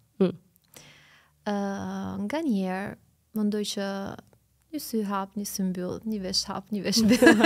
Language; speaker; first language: Albanian; early bilingual, heritage; Albanian